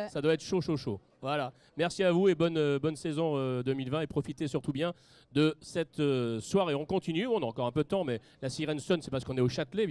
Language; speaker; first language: French; native; French